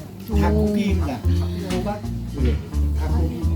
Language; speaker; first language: Korean; non-native, fluent; Vietnamese